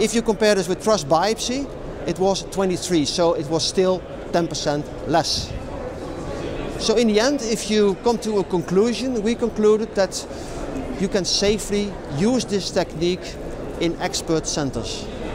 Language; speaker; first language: English; non-native, fluent; Dutch